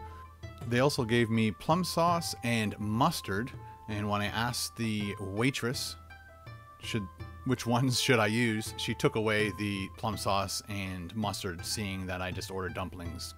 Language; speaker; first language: English; native; English